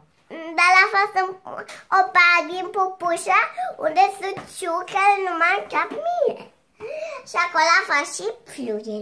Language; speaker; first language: Romanian; early bilingual, heritage; Romanian